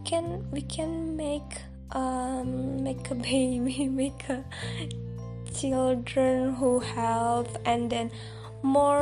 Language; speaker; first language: English; non-native, local second language; Indonesian